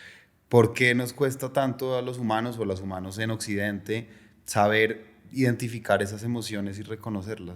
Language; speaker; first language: Spanish; native; Spanish